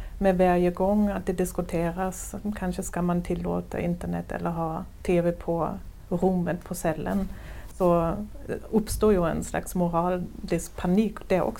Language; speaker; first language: Swedish; non-native, fluent; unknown